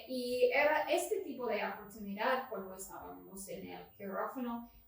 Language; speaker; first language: Spanish; non-native, fluent; English